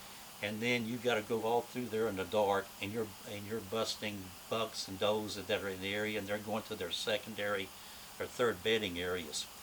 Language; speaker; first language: English; native; English